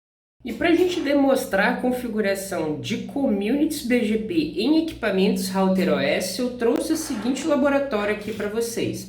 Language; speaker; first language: Portuguese; native; Portuguese